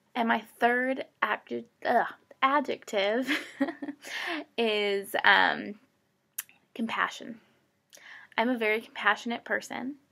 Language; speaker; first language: English; native; English